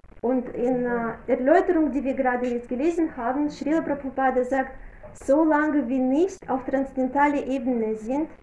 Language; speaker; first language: German; non-native, fluent; Russian